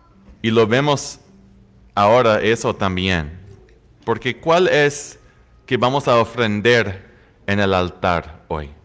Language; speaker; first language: Spanish; non-native, fluent; English